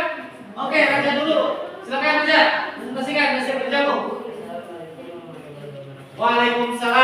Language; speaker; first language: Indonesian; native; Indonesian